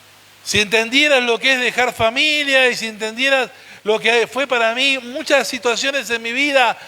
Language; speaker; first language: Spanish; native; Spanish